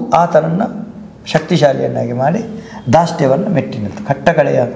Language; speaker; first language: Kannada; non-native, local second language; Tulu